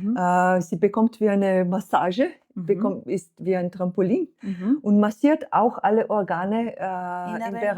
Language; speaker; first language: German; non-native, fluent; Slovenian